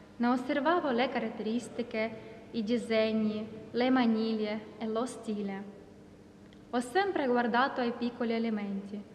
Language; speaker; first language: Italian; non-native, fluent; Ukrainian